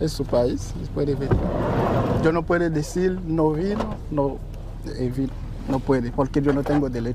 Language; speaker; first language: Spanish; non-native, learner; Haitian Creole